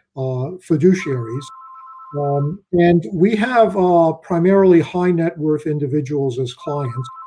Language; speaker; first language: English; native; English